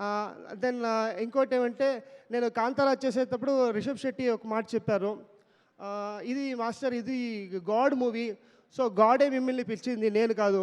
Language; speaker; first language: Telugu; non-native, local second language; Kannada